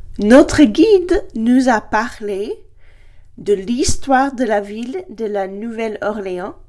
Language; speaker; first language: French; non-native, fluent; English